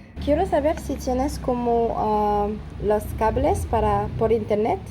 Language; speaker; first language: Spanish; non-native, learner; English